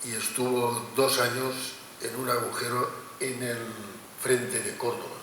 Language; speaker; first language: Spanish; non-native, local second language; Catalan